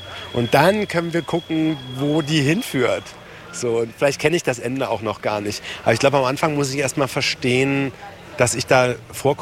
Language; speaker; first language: German; native; German